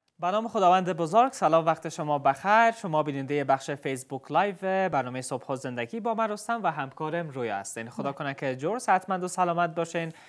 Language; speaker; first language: Persian; native; Persian